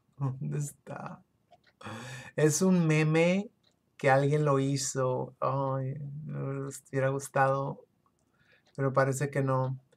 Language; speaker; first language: Spanish; early bilingual, other home language; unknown